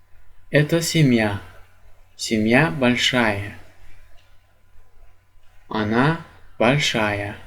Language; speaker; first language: Russian; non-native, fluent; Turkmen